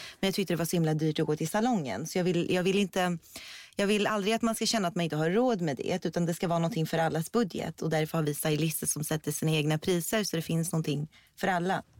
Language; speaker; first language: Swedish; early bilingual, other home language; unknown